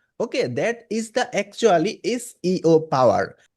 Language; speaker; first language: English; non-native, local second language; Bangla